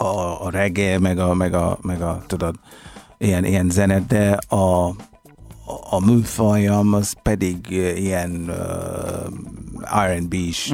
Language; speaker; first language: Hungarian; non-native, fluent; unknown